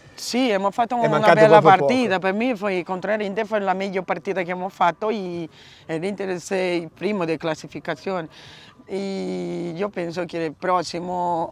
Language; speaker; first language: Italian; non-native, learner; Portuguese